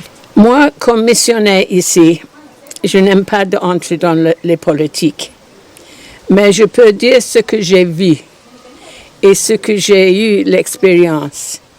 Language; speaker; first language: French; non-native, fluent; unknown